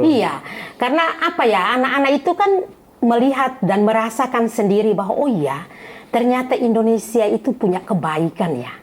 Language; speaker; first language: Indonesian; non-native, fluent; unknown